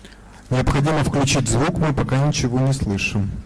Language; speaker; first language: Russian; native; Russian